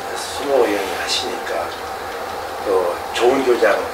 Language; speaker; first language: Korean; native; Korean